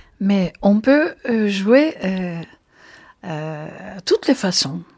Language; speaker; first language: French; non-native, fluent; Turkish